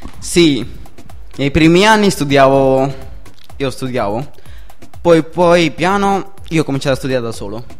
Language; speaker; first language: Italian; early bilingual, other home language; Hindi